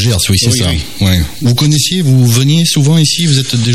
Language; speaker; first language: French; native; French